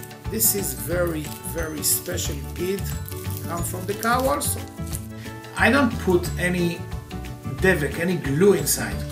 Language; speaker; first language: English; non-native, fluent; Hebrew